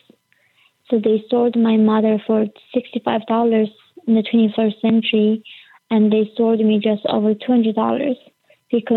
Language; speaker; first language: English; early bilingual, other home language; Korean